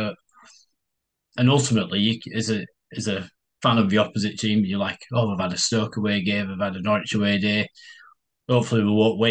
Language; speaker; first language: English; native; English